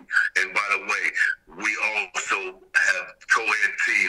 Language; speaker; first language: English; native; English